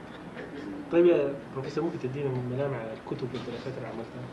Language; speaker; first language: Arabic; native; Arabic